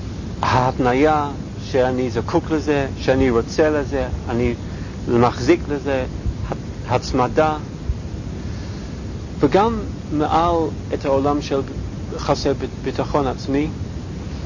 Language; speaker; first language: Hebrew; non-native, fluent; English